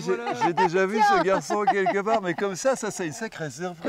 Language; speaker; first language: French; native; French